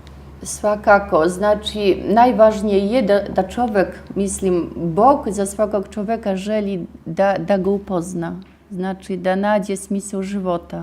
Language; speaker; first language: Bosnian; non-native, fluent; Russian